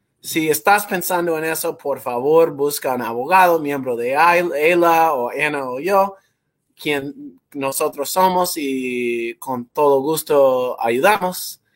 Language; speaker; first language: Spanish; non-native, fluent; English